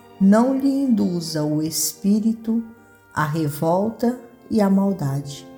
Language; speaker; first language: Portuguese; native; Portuguese